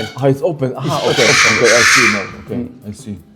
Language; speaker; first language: English; non-native, learner; Polish